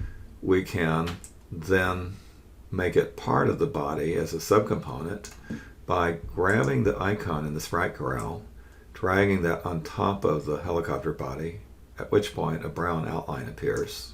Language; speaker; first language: English; native; English